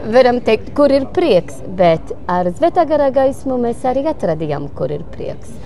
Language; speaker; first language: Latvian; non-native, learner; Maltese